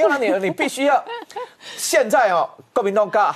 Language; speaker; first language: Chinese; native; Chinese